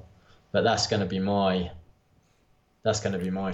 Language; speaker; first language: English; native; English